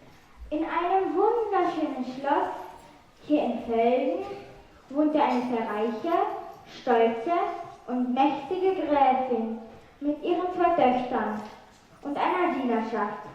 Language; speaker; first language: German; native; German